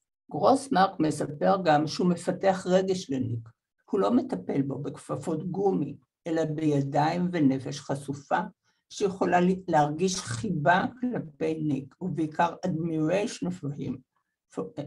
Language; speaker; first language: Hebrew; native; Hebrew